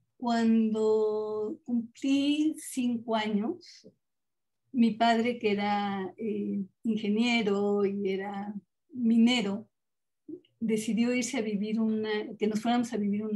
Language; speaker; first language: Spanish; native; Spanish